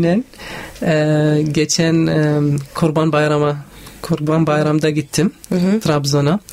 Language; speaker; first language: Turkish; non-native, fluent; Arabic